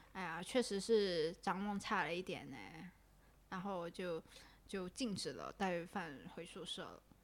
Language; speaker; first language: Chinese; non-native, local second language; Cantonese